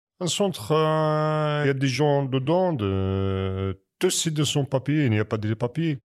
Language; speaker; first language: French; non-native, learner; Kabyle